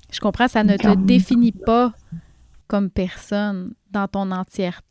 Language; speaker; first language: French; native; French